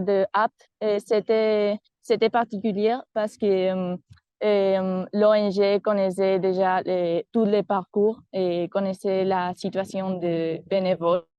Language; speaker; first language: French; non-native, fluent; Spanish